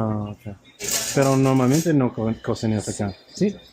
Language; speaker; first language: Spanish; non-native, learner; English